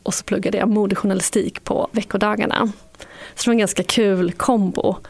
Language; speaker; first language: Swedish; native; Swedish